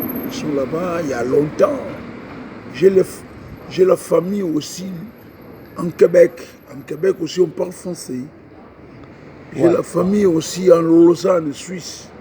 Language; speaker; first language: French; non-native, learner; Portuguese